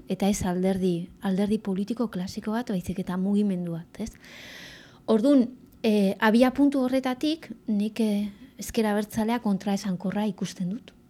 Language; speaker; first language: Basque; native; Basque